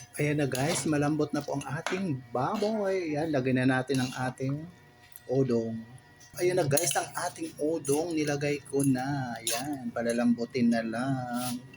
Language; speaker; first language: Filipino; non-native, local second language; Cebuano